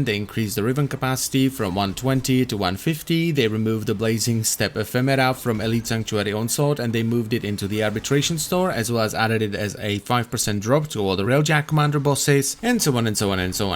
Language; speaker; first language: English; non-native, fluent; Czech